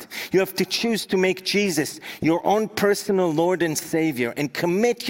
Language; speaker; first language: English; non-native, fluent; Hebrew